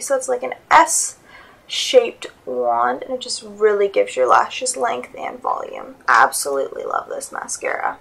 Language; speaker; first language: English; native; English